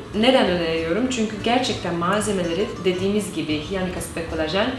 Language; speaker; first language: Turkish; non-native, fluent; Hungarian